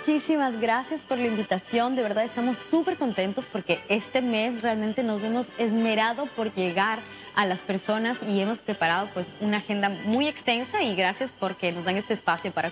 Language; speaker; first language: Spanish; native; Spanish